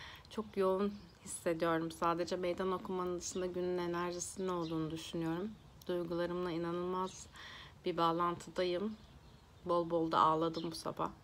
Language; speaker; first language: Turkish; native; Turkish